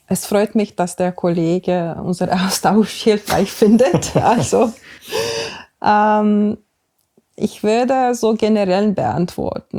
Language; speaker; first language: German; non-native, fluent; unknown